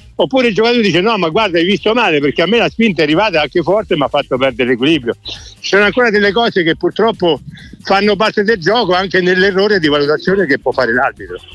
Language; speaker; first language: Italian; native; Italian